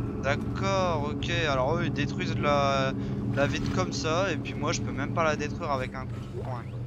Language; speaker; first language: French; native; French